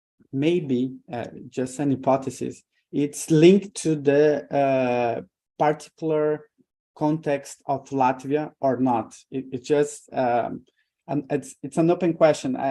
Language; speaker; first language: English; non-native, fluent; Portuguese